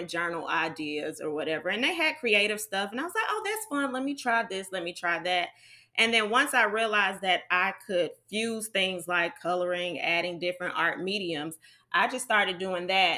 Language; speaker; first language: English; native; English